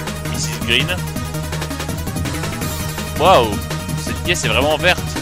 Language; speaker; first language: French; native; French